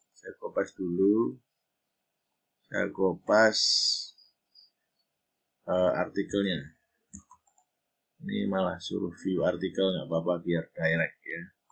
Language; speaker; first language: Indonesian; native; Indonesian